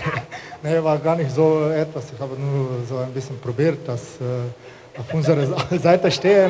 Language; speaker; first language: German; non-native, learner; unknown